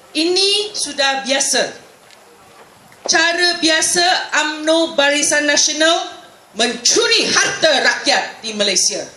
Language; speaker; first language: Malay; non-native, local second language; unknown